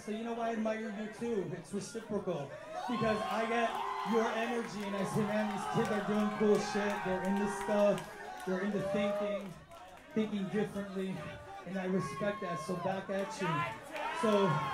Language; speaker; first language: English; early bilingual, other home language; Spanish